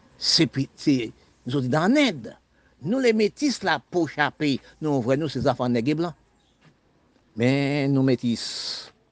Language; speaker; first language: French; non-native, local second language; Haitian Creole